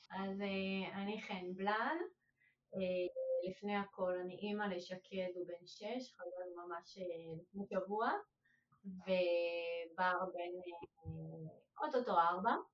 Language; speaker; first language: Hebrew; native; Hebrew